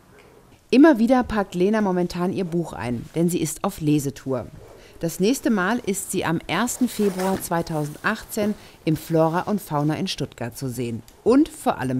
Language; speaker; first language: German; native; German